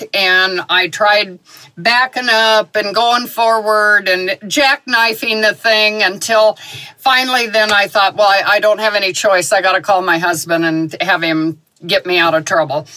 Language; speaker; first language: English; native; English